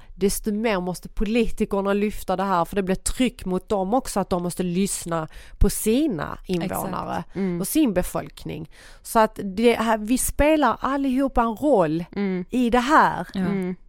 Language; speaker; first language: Swedish; early bilingual, other home language; Persian